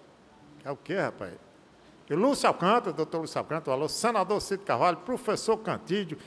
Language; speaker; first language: Portuguese; native; Portuguese